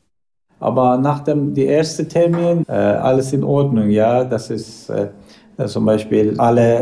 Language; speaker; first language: German; non-native, learner; Persian